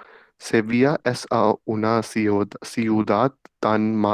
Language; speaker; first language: Spanish; non-native, learner; Hindi